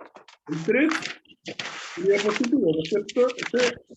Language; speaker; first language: Spanish; native; Spanish